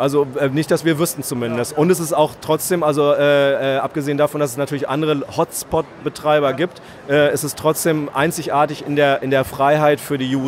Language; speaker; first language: German; native; German